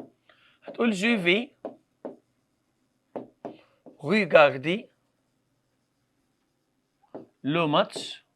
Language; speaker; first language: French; non-native, fluent; Arabic